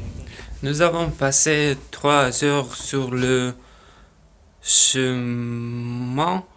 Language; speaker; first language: French; non-native, learner; Russian